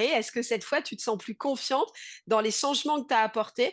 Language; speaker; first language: French; native; French